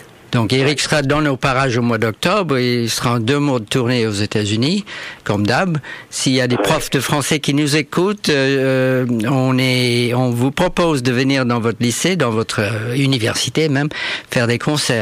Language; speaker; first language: French; native; French